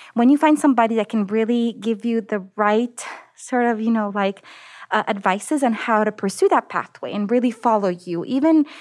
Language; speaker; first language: English; non-native, fluent; Italian